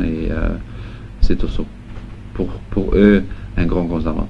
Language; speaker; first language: French; non-native, local second language; Luxembourgish